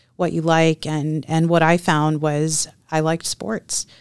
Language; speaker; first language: English; native; English